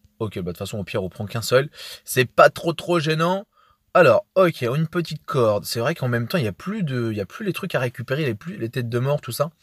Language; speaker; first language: French; native; French